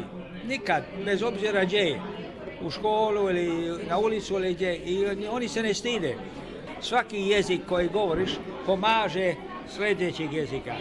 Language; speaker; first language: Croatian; early bilingual, heritage; Serbian